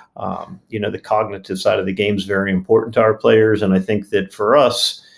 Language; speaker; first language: English; native; English